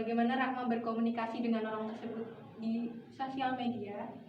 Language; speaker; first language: Indonesian; native; Indonesian